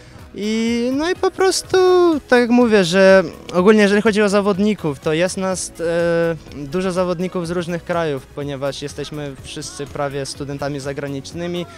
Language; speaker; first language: Polish; non-native, fluent; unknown